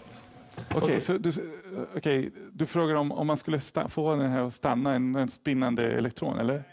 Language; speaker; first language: Swedish; non-native, fluent; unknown